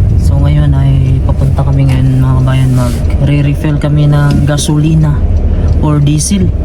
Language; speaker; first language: Filipino; native; Filipino